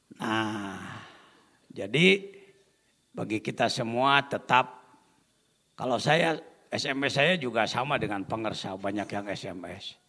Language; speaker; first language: Indonesian; non-native, local second language; Sundanese